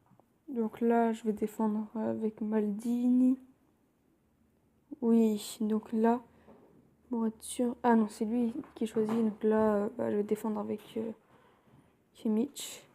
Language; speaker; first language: French; native; French